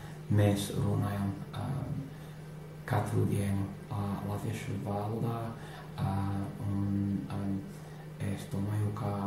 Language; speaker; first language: Latvian; non-native, learner; English